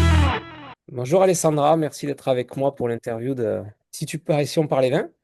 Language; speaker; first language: French; native; French